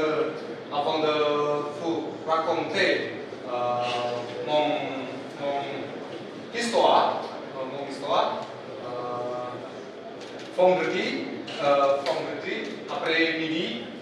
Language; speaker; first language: French; non-native, learner; Indonesian